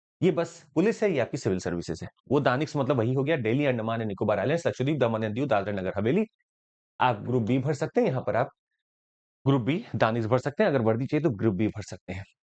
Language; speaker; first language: Hindi; native; Hindi